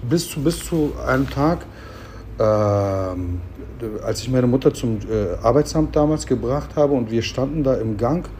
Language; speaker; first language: German; early bilingual, other home language; Turkish